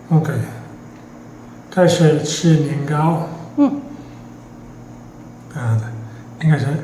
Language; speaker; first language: Chinese; non-native, fluent; Italian